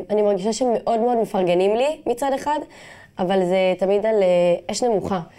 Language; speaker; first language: Hebrew; non-native, local second language; Arabic